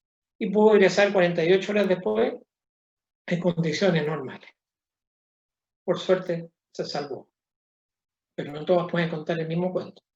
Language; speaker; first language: Spanish; native; Spanish